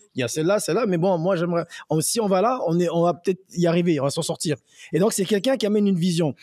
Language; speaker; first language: French; native; French